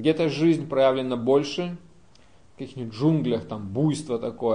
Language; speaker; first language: Russian; native; Russian